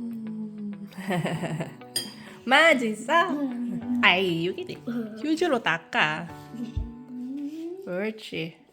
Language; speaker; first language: Korean; non-native, learner; Cebuano